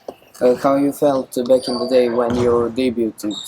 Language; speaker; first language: English; non-native, learner; Serbian